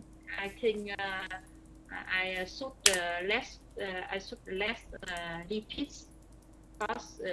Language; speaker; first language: English; non-native, learner; Vietnamese